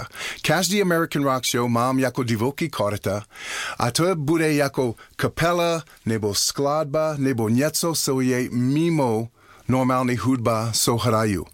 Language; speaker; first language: Czech; non-native, learner; English